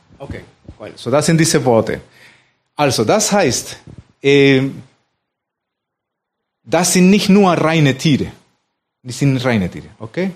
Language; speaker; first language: German; non-native, fluent; Spanish